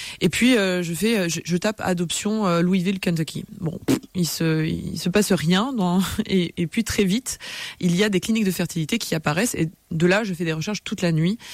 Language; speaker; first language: French; native; French